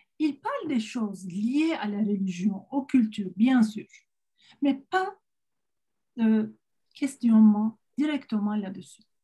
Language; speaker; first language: French; non-native, fluent; Turkish